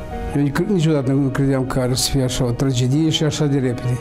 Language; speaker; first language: Romanian; non-native, local second language; Russian